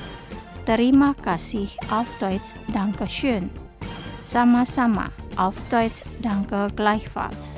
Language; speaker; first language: German; non-native, fluent; Indonesian